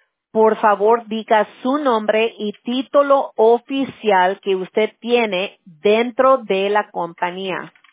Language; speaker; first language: Spanish; early bilingual, heritage; Spanish